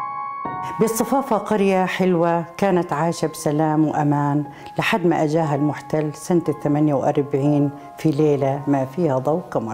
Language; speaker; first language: Arabic; native; Arabic